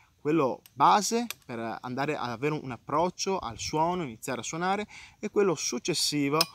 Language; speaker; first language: Italian; native; Italian